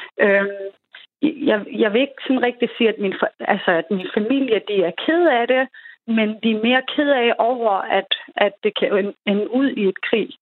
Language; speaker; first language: Danish; early bilingual, other home language; Persian